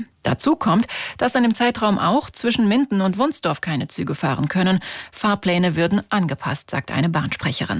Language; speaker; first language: German; native; German